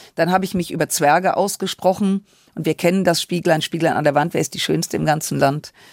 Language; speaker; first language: German; native; German